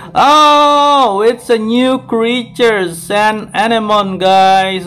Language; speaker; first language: English; non-native, learner; Indonesian